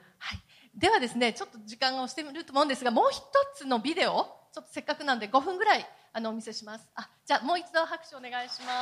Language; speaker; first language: Japanese; native; Japanese